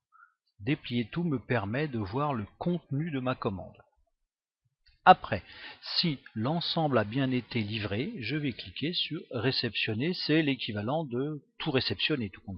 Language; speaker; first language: French; native; French